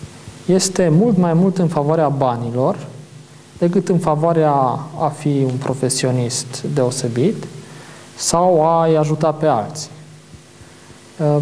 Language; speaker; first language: Romanian; native; Romanian